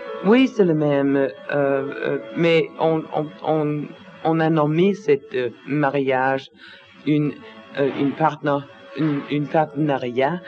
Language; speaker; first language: French; non-native, learner; Danish